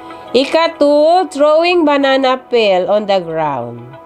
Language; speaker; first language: English; non-native, local second language; Tausug